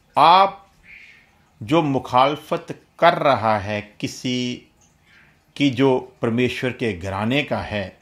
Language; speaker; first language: Hindi; non-native, local second language; Punjabi